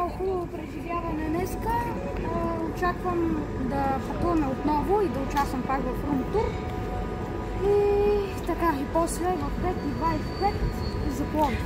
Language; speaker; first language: Bulgarian; native; Bulgarian